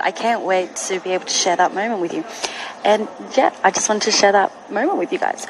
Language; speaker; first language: English; early bilingual, other home language; Korean